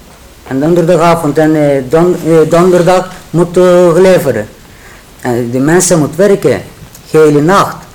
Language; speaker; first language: Dutch; non-native, learner; Turkish